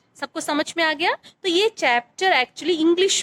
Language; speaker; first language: Hindi; non-native, fluent; Malayalam